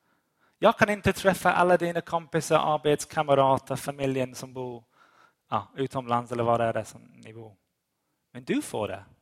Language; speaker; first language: Swedish; non-native, fluent; English